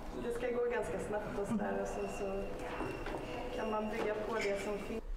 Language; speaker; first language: Swedish; native; Swedish